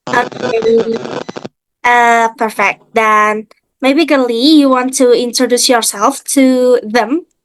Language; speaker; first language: English; non-native, fluent; Indonesian